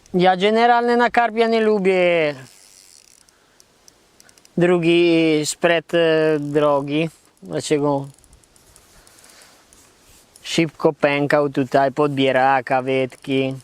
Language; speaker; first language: Polish; non-native, learner; Italian